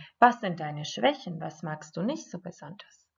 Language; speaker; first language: German; non-native, fluent; Croatian